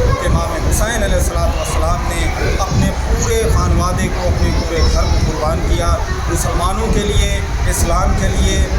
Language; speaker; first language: Urdu; non-native, local second language; Punjabi